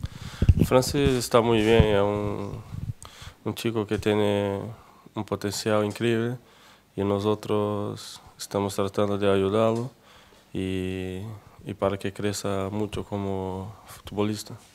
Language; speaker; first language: Spanish; non-native, fluent; Portuguese